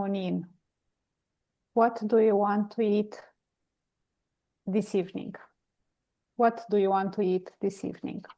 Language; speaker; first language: English; non-native, learner; Romanian